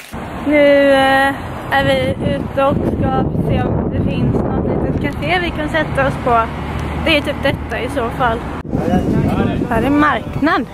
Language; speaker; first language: Swedish; native; Swedish